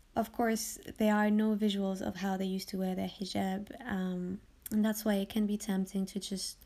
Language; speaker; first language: English; early bilingual, heritage; French